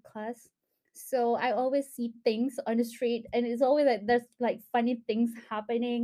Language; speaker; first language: English; non-native, local second language; Malay